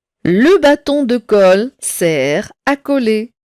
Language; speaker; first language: French; non-native, local second language; Arabic